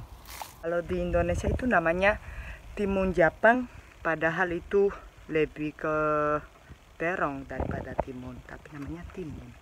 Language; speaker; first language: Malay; non-native, fluent; Spanish